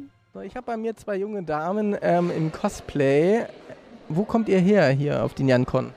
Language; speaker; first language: German; native; German